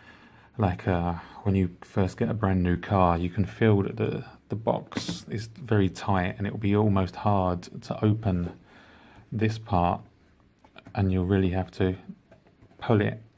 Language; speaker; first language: English; native; English